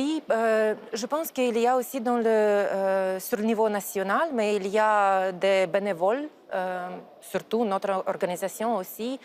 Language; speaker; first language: French; non-native, fluent; Ukrainian